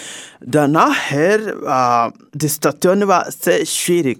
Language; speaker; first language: German; non-native, learner; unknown